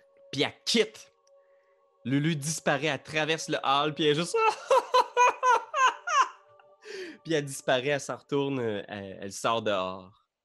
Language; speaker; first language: French; native; French